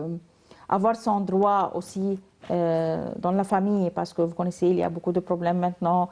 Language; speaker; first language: French; non-native, learner; Arabic